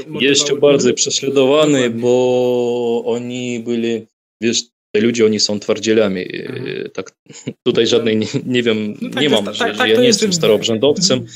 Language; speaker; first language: Polish; non-native, fluent; Russian